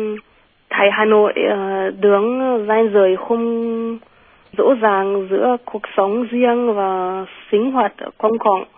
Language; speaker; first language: Vietnamese; non-native, fluent; German